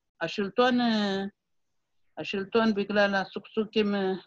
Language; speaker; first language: Hebrew; non-native, fluent; Amharic